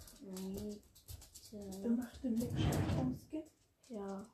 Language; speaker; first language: German; native; German